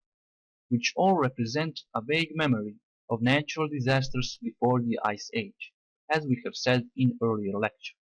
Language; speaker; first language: English; non-native, fluent; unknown